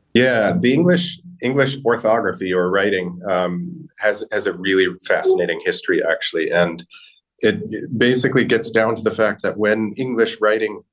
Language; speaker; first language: English; native; English